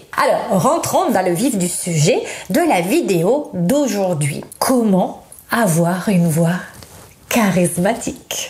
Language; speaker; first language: French; non-native, fluent; Italian